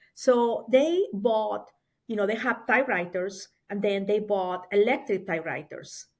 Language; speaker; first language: English; non-native, fluent; Spanish